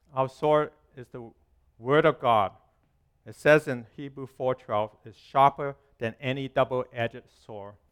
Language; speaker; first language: English; non-native, local second language; Cantonese